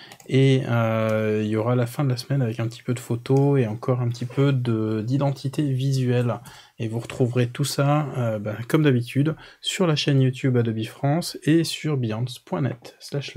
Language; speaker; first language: French; native; French